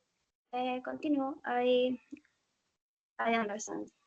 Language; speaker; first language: English; non-native, learner; Spanish